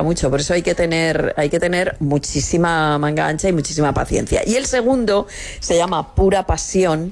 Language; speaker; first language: Spanish; native; Spanish